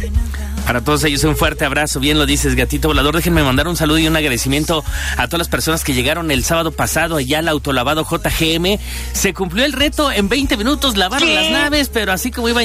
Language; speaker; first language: Spanish; native; Spanish